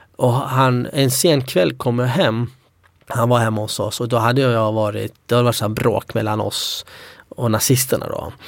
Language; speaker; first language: Swedish; early bilingual, other home language; Kurdish